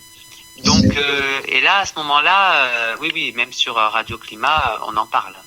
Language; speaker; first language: French; native; French